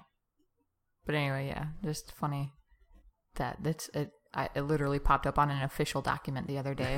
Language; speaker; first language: English; native; English